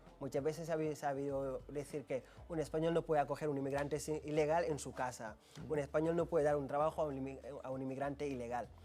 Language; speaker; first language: Spanish; non-native, fluent; Wolof